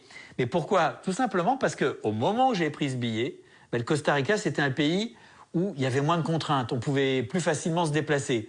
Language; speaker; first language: French; native; French